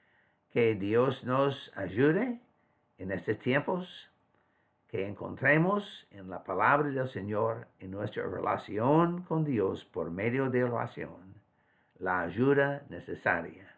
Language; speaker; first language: Spanish; non-native, fluent; English